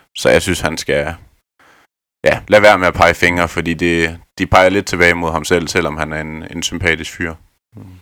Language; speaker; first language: Danish; native; Danish